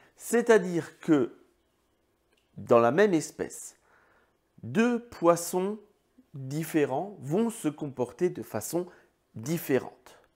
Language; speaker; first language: French; native; French